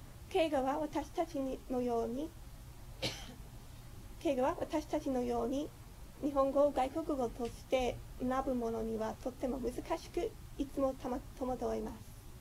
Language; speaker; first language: Japanese; non-native, fluent; English